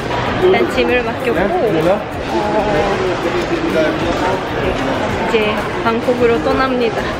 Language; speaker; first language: Korean; non-native, fluent; Japanese